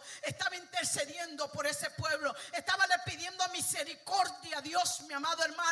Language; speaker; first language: Spanish; native; Spanish